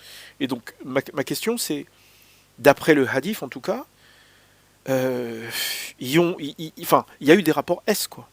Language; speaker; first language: French; native; French